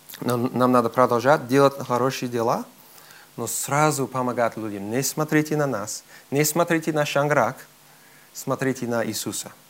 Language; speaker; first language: Russian; non-native, fluent; English